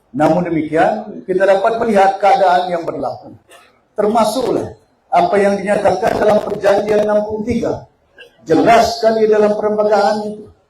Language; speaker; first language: Malay; native; Malay